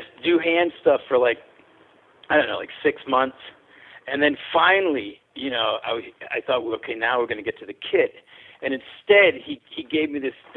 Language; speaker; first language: English; native; English